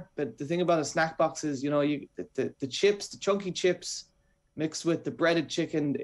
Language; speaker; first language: English; native; English